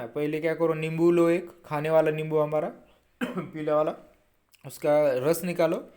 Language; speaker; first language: Hindi; non-native, local second language; Marathi